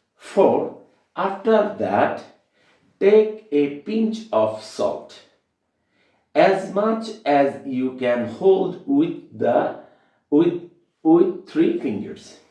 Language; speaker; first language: English; non-native, local second language; Bangla